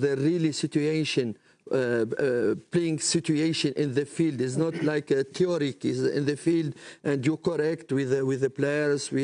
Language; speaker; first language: English; non-native, learner; French